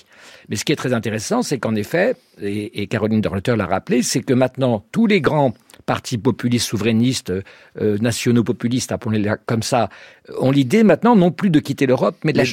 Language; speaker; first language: French; native; French